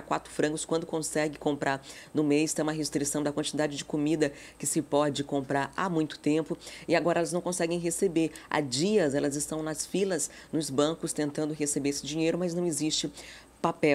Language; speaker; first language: Portuguese; native; Portuguese